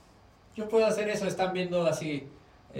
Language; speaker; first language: Spanish; native; Spanish